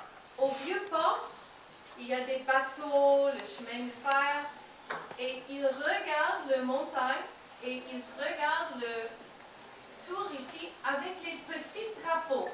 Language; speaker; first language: French; non-native, learner; English